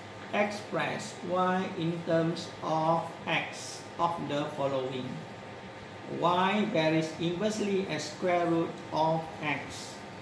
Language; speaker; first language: English; non-native, local second language; Malay